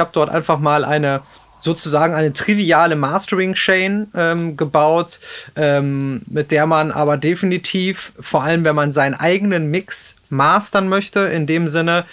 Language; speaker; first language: German; native; German